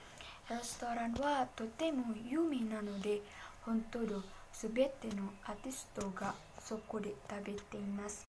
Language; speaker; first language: Japanese; non-native, learner; Indonesian